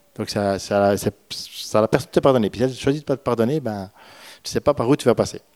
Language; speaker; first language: French; native; French